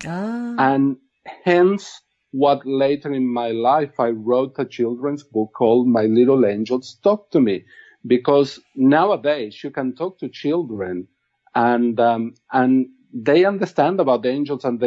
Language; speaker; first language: English; non-native, fluent; Spanish